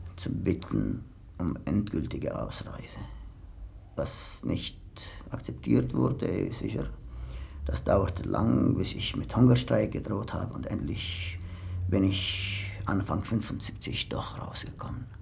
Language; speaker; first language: German; non-native, fluent; Armenian